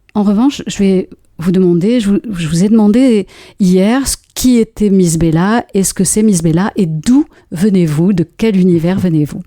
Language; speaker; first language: French; native; French